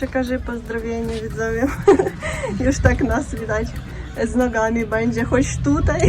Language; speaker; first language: Polish; non-native, learner; Russian